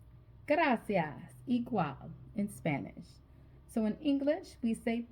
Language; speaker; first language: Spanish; non-native, learner; English